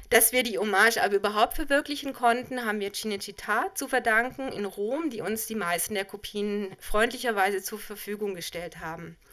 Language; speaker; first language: German; native; German